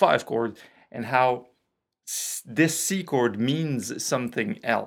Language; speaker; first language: English; non-native, fluent; French